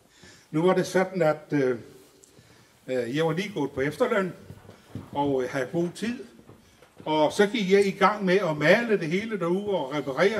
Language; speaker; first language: Danish; native; Danish